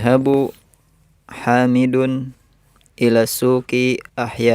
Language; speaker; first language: Arabic; non-native, learner; Indonesian